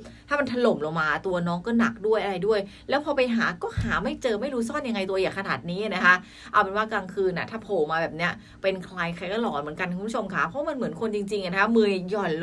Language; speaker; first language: Thai; native; Thai